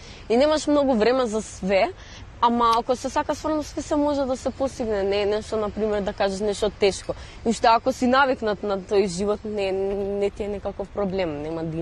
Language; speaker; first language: Macedonian; non-native, local second language; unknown